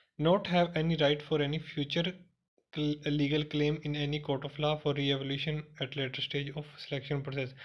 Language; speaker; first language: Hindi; non-native, local second language; Punjabi